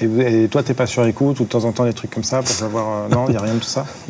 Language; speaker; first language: French; native; French